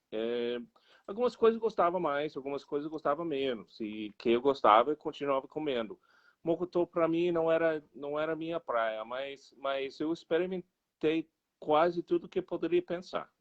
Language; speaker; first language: Portuguese; non-native, fluent; English